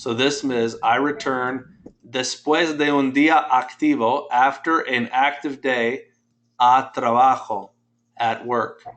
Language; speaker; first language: Spanish; non-native, fluent; English